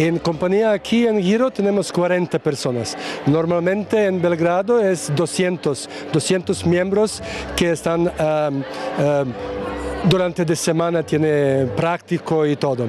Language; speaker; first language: Spanish; non-native, learner; Serbian